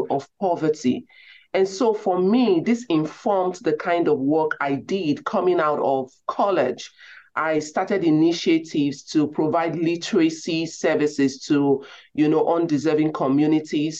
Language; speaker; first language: English; non-native, local second language; Igbo